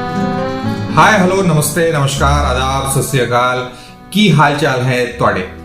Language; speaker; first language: Hindi; native; Hindi